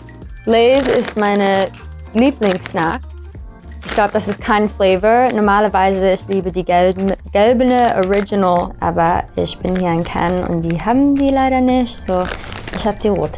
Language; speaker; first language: German; early bilingual, heritage; English